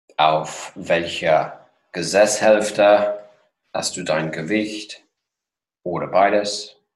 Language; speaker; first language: German; non-native, fluent; English